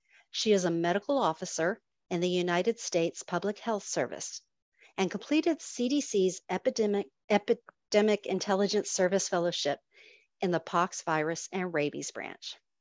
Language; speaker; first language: English; native; English